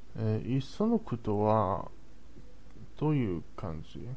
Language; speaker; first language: Japanese; non-native, learner; Chinese